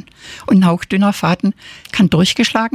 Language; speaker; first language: German; native; German